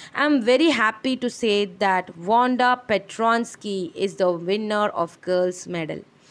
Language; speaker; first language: English; non-native, local second language; Malayalam